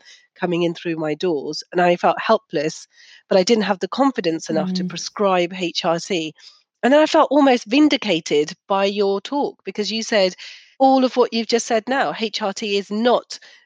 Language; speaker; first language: English; early bilingual, other home language; Punjabi